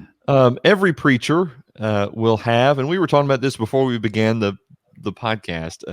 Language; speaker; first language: English; native; English